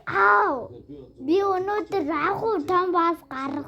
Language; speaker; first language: Mongolian; early bilingual, heritage; Mongolian